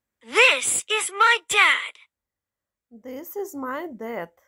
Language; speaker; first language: English; non-native, fluent; Russian